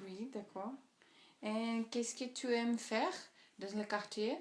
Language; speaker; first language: French; non-native, learner; Portuguese